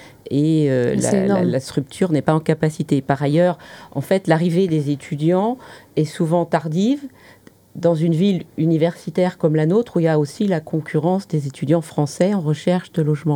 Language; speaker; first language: French; native; French